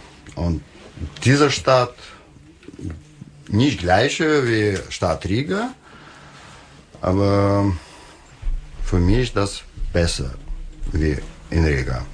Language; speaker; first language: German; non-native, learner; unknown